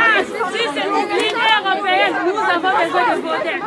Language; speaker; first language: French; non-native, local second language; Lingala